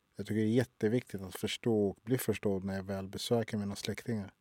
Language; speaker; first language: Swedish; early bilingual, other home language; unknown